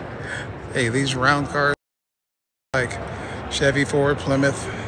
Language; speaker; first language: English; native; English